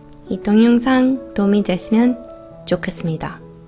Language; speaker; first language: Korean; non-native, learner; English